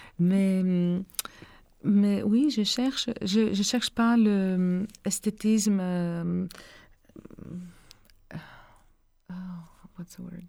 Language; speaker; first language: French; non-native, learner; Greek